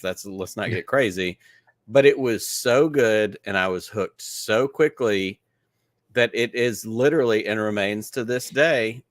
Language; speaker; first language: English; native; English